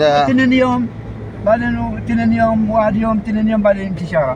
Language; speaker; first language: Arabic; non-native, learner; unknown